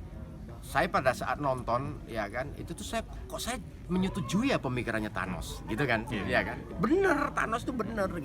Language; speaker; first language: Indonesian; native; Indonesian